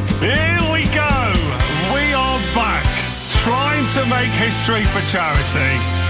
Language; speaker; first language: English; native; English